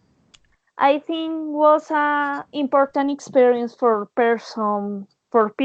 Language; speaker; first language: English; non-native, learner; Spanish